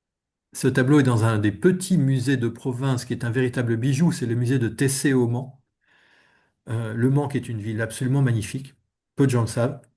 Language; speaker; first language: French; native; French